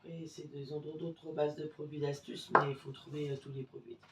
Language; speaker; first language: French; native; French